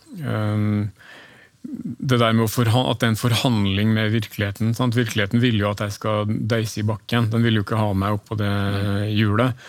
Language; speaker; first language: Norwegian; native; Norwegian